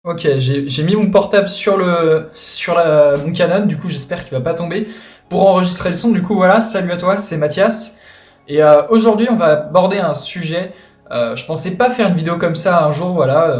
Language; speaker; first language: French; native; French